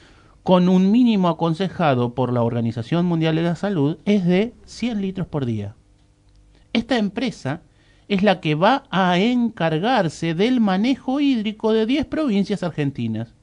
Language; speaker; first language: Spanish; native; Spanish